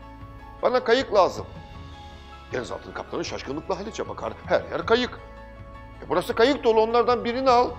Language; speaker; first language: Turkish; native; Turkish